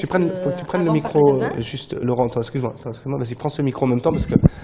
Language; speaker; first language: French; native; French